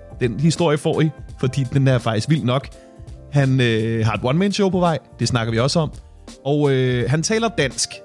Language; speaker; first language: Danish; native; Danish